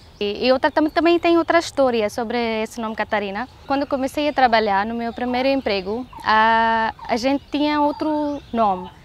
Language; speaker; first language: Portuguese; non-native, fluent; Hindi